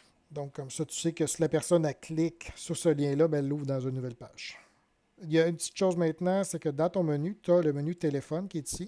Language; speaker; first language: French; native; French